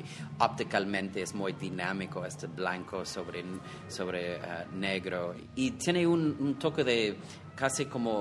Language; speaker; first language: Spanish; non-native, fluent; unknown